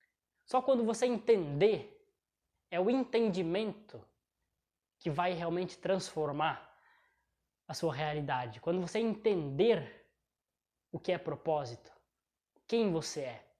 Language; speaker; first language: Portuguese; native; Portuguese